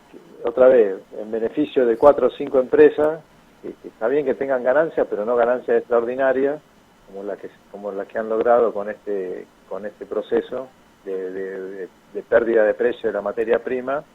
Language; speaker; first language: Spanish; native; Spanish